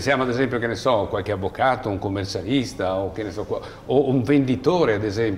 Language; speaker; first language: Italian; native; Italian